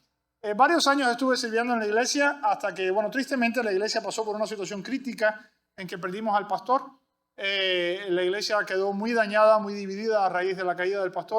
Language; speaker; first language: Spanish; native; Spanish